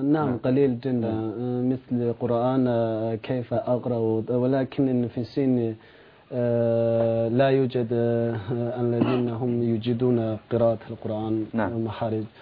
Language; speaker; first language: Arabic; non-native, learner; Chinese